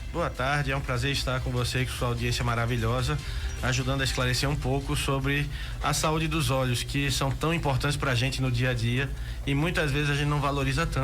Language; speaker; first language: Portuguese; native; Portuguese